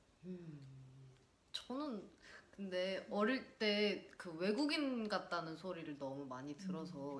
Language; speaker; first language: Korean; non-native, fluent; Japanese